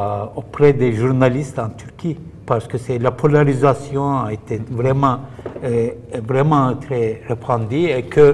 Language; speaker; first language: French; non-native, fluent; Turkish